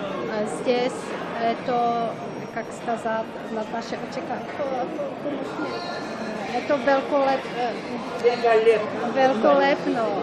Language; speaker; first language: Russian; non-native, learner; Czech